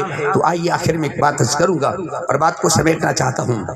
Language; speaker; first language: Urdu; non-native, local second language; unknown